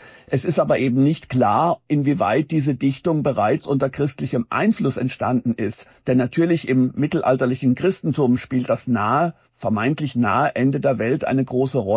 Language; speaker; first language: German; native; German